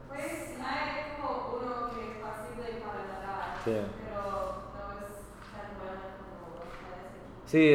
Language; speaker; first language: Spanish; non-native, learner; English